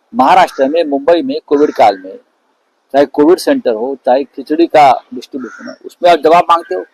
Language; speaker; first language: Hindi; non-native, local second language; Marathi